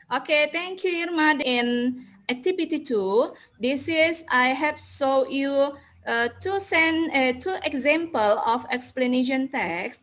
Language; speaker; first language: English; non-native, learner; Indonesian